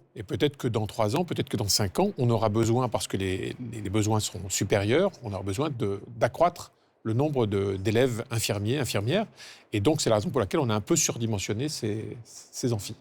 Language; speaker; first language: French; native; French